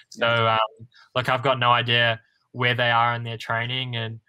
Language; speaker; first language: English; native; English